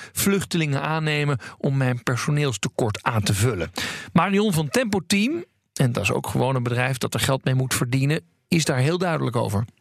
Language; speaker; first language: Dutch; native; Dutch